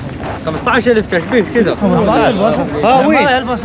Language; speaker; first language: Arabic; native; Arabic